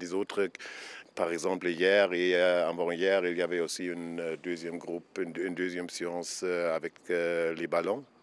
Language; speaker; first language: French; non-native, fluent; German